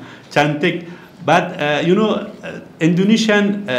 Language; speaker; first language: English; non-native, learner; Persian